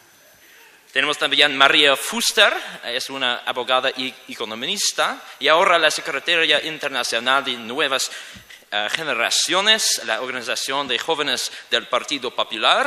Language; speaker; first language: Spanish; non-native, learner; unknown